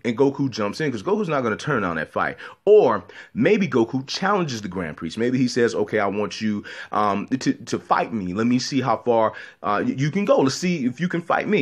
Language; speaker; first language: English; native; English